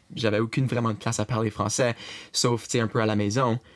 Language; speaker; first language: French; native; French